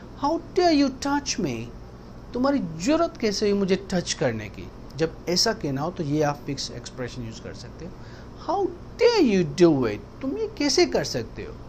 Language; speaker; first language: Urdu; non-native, local second language; Baluchi